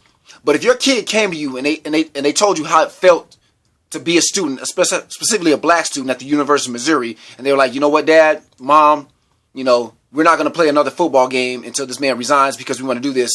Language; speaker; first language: English; native; English